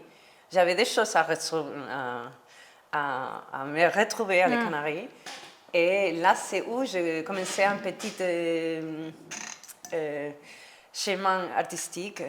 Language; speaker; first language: French; non-native, learner; Spanish